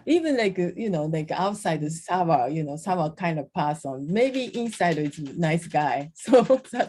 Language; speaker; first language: English; non-native, learner; Japanese